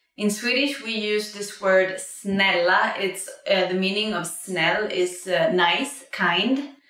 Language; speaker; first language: English; non-native, fluent; Swedish